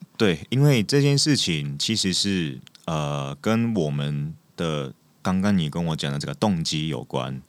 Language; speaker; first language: Chinese; non-native, fluent; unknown